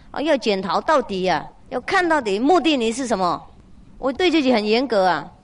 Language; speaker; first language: Chinese; non-native, fluent; Vietnamese